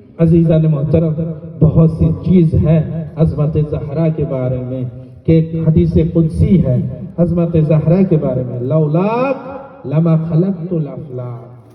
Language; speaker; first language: Urdu; non-native, local second language; Bangla